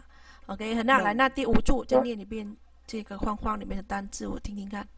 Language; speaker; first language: Vietnamese; native; Vietnamese